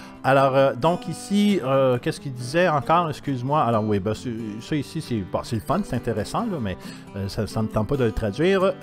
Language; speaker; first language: French; native; French